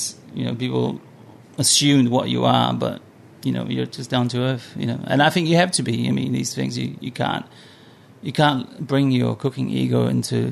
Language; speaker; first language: English; non-native, fluent; Samoan